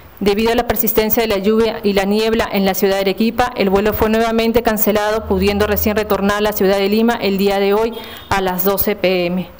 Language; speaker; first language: Spanish; native; Spanish